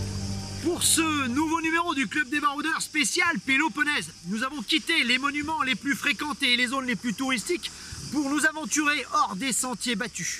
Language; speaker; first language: French; native; French